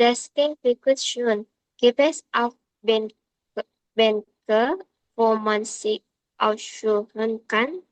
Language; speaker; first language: German; non-native, learner; Indonesian